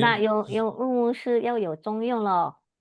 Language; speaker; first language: Chinese; non-native, learner; Indonesian